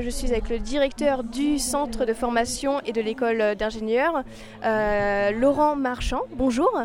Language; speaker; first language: French; native; French